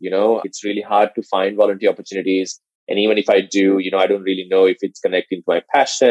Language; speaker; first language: English; non-native, local second language; Sinhala